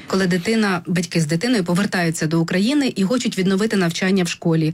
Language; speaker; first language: Ukrainian; native; Ukrainian